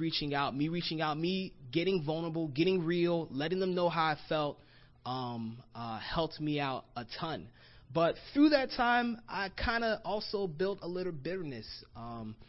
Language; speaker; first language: English; native; English